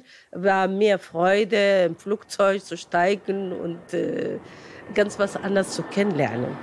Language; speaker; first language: German; non-native, fluent; Arabic